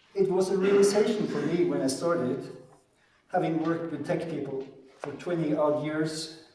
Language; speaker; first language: English; non-native, fluent; Norwegian